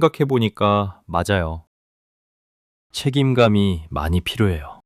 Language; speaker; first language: Korean; early bilingual, heritage; English